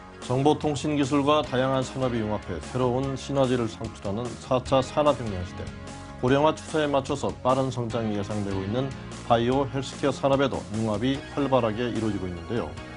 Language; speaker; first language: Korean; native; Korean